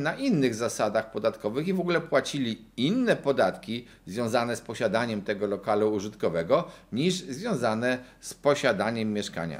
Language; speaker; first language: Polish; native; Polish